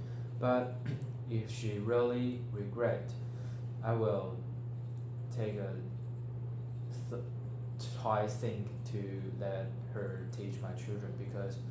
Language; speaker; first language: English; non-native, learner; Chinese